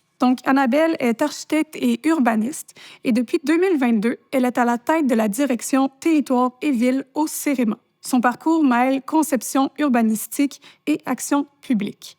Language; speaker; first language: French; native; French